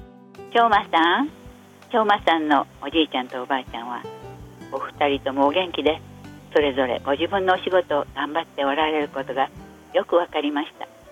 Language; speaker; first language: Japanese; native; Japanese